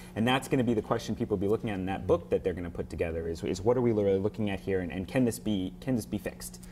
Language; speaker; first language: English; native; English